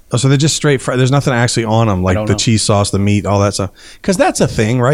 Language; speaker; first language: English; native; English